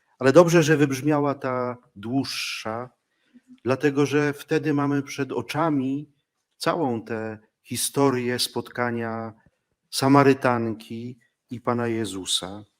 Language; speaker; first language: Polish; native; Polish